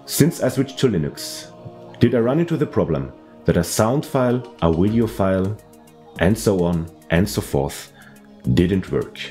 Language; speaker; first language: English; non-native, fluent; German